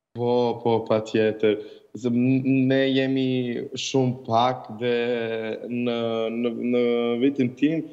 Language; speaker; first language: Albanian; non-native, learner; Serbian